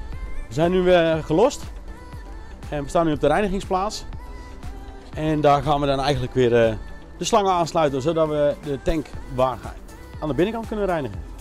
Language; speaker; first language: Dutch; native; Dutch